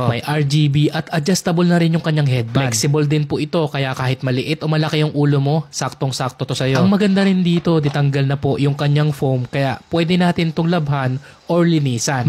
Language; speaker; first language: Filipino; native; Filipino